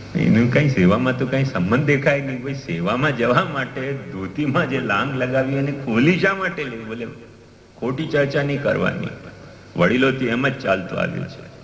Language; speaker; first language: Gujarati; non-native, local second language; Hindi